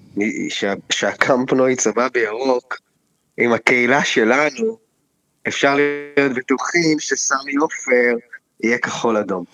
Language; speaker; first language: Hebrew; native; Hebrew